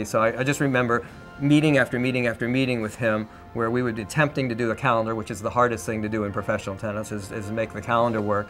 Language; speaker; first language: English; native; English